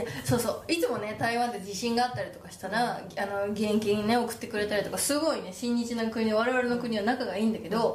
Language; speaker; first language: Japanese; native; Japanese